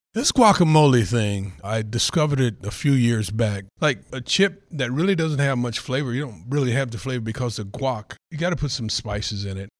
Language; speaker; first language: English; native; English